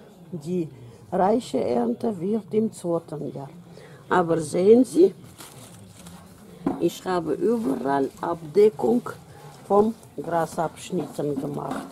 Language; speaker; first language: German; non-native, learner; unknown